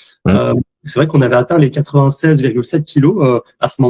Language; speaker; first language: French; native; French